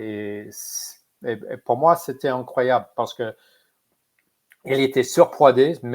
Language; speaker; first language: French; non-native, fluent; English